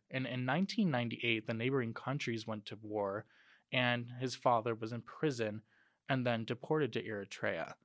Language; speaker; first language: English; native; English